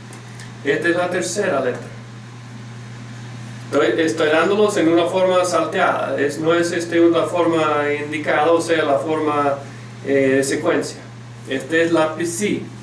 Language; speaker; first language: Spanish; non-native, fluent; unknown